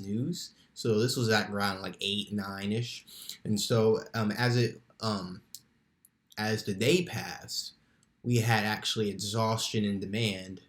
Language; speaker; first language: English; native; English